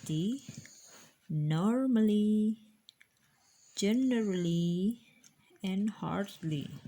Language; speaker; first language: English; non-native, fluent; Indonesian